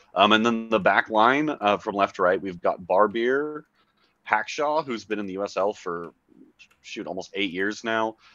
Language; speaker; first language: English; native; English